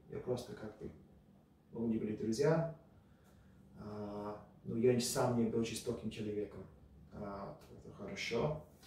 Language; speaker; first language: Russian; early bilingual, heritage; Russian